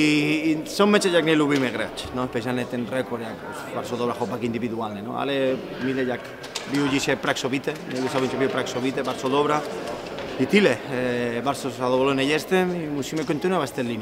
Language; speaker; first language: Polish; non-native, learner; Spanish